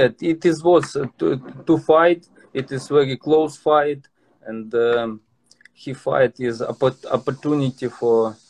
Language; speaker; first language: English; non-native, learner; Russian